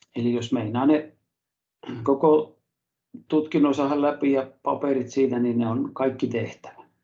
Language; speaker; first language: Finnish; native; Finnish